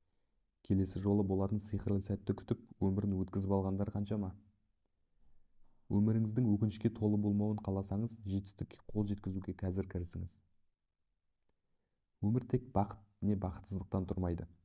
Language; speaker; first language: Kazakh; native; Kazakh